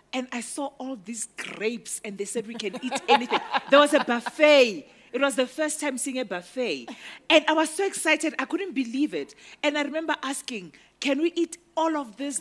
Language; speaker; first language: English; non-native, local second language; Northern Sotho